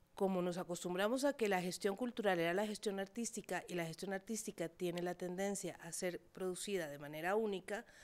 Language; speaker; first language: Spanish; native; Spanish